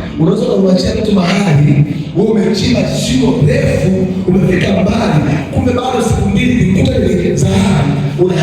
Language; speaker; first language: Swahili; non-native, local second language; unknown